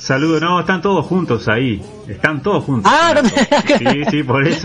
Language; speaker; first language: Spanish; native; Spanish